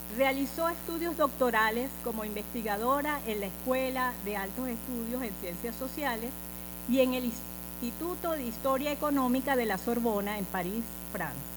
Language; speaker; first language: Spanish; native; Spanish